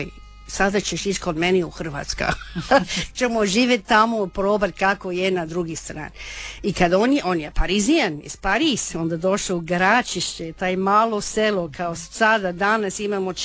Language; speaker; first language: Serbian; early bilingual, heritage; Croatian